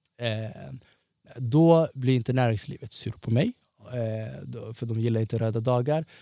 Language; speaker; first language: Swedish; early bilingual, other home language; Somali